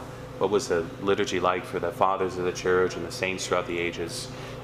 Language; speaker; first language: English; native; English